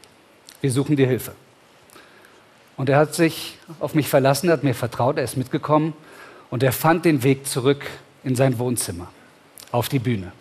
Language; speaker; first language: German; native; German